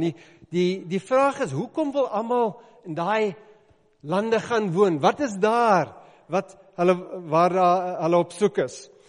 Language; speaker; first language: Afrikaans; non-native, local second language; English